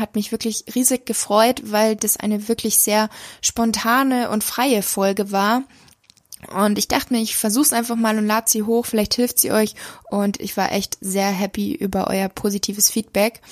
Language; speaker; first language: German; native; German